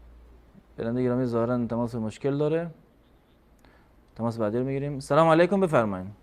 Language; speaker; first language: Persian; native; Persian